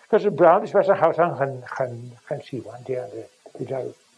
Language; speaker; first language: Chinese; non-native, fluent; English